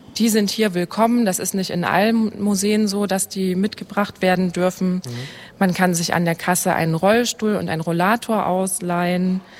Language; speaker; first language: German; native; German